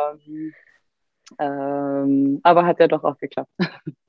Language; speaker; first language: German; non-native, fluent; Swedish